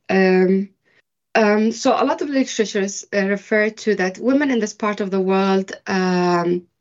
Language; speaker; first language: English; early bilingual, other home language; Arabic